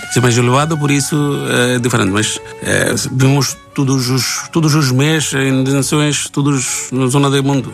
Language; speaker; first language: Portuguese; non-native, learner; Bangla